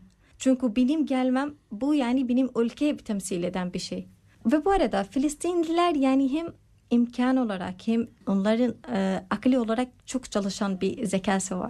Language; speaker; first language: Turkish; non-native, learner; Arabic